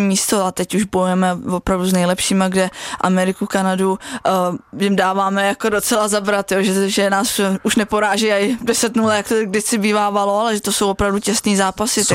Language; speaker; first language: Czech; native; Czech